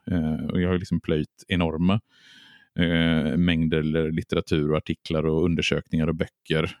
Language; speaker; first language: Swedish; native; Swedish